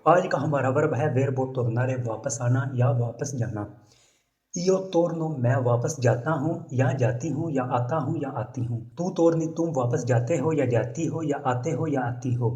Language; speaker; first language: Urdu; non-native, local second language; Punjabi